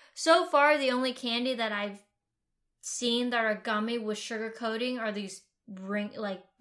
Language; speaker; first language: English; early bilingual, other home language; Vietnamese